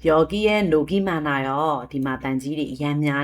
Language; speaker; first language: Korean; non-native, fluent; Burmese